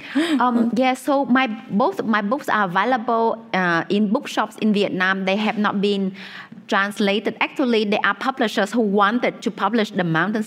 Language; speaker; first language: English; non-native, fluent; Vietnamese